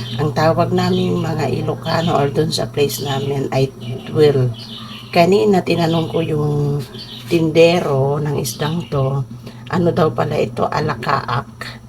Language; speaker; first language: Filipino; non-native, local second language; Iloko